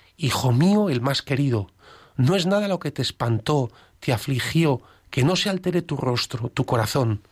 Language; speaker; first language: Spanish; native; Spanish